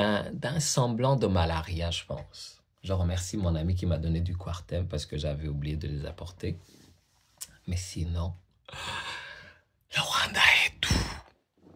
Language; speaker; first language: French; native; French